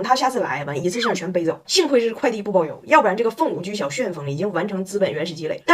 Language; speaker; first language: Chinese; native; Chinese